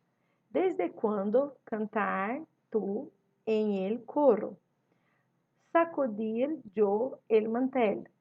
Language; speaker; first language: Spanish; non-native, learner; Portuguese